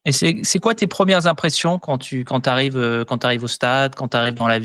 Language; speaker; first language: French; native; French